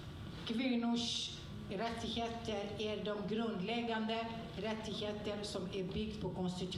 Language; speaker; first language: Swedish; non-native, fluent; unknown